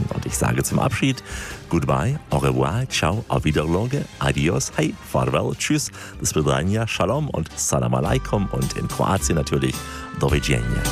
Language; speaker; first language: German; native; German